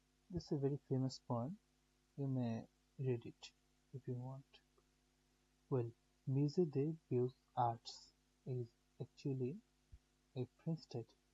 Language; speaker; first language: English; non-native, local second language; Bangla